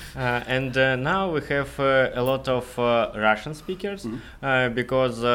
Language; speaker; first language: English; non-native, learner; Russian